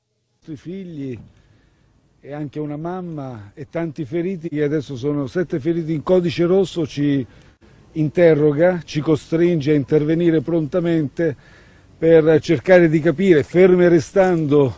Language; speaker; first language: Italian; native; Italian